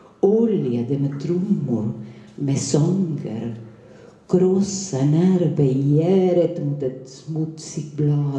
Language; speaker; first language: Swedish; non-native, fluent; Spanish